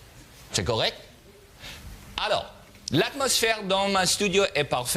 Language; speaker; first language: French; non-native, learner; German